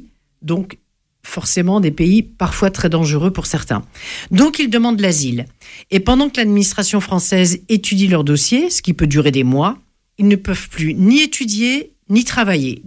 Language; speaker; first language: French; native; French